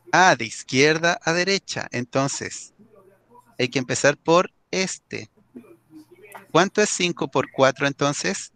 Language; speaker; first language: Spanish; native; Spanish